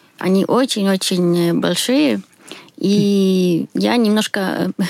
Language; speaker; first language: Russian; non-native, fluent; Swedish